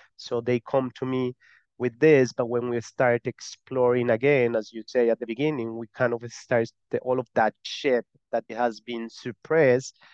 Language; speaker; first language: English; non-native, fluent; Spanish